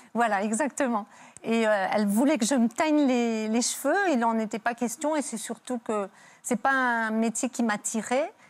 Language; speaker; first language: French; native; French